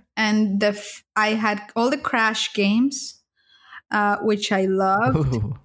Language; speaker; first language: English; early bilingual, other home language; Spanish